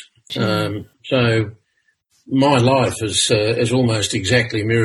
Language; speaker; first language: English; native; English